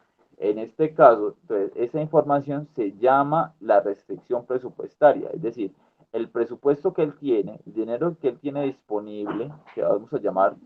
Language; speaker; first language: Spanish; native; Spanish